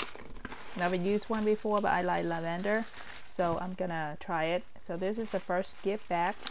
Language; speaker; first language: English; non-native, fluent; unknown